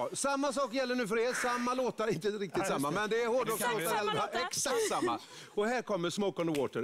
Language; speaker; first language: Swedish; native; Swedish